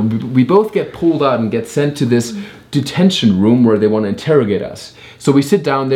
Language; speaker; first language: English; non-native, fluent; German